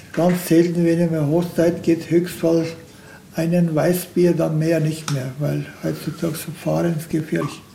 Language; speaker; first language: German; non-native, learner; Turkish